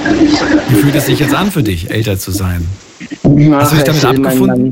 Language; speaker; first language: German; native; German